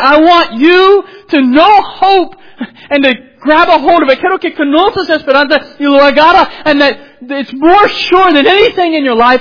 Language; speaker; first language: English; native; English